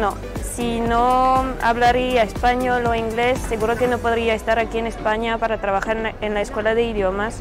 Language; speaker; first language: Spanish; non-native, fluent; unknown